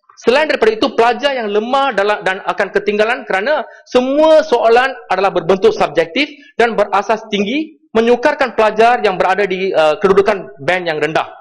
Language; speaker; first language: Malay; non-native, local second language; Tamil